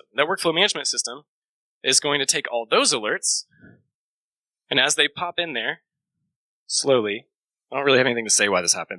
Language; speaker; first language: English; native; English